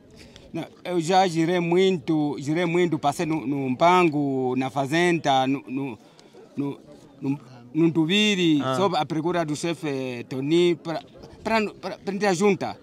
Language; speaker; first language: Portuguese; non-native, local second language; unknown